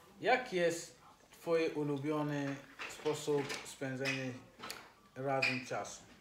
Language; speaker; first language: Polish; non-native, learner; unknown